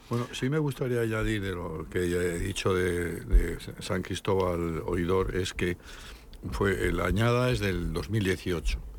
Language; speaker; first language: Spanish; native; Spanish